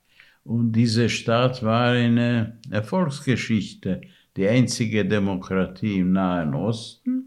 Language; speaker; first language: German; non-native, fluent; Hungarian